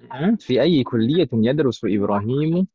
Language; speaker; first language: Arabic; non-native, fluent; Indonesian